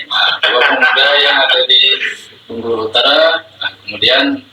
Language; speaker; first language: Indonesian; native; Indonesian